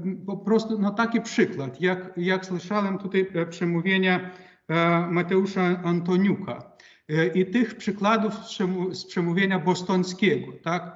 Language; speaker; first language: Polish; non-native, fluent; Lithuanian